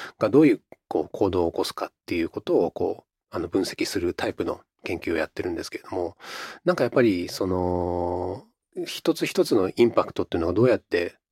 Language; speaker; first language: Japanese; native; Japanese